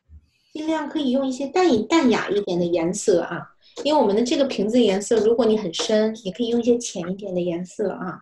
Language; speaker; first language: Chinese; native; Chinese